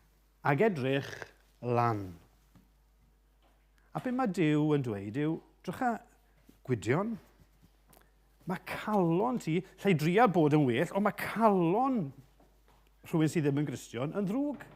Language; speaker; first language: Welsh; native; Welsh